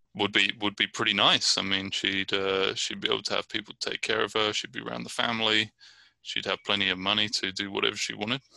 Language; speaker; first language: English; native; English